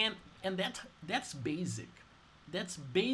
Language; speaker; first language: English; non-native, fluent; Portuguese